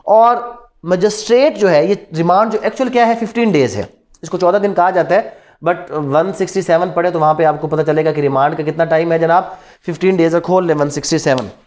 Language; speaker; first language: Urdu; non-native, local second language; Punjabi